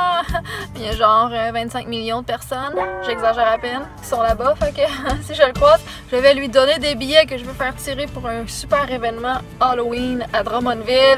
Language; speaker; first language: French; native; French